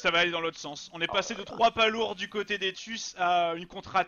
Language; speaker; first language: French; native; French